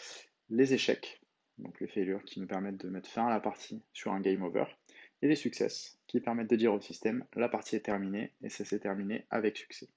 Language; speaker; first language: French; native; French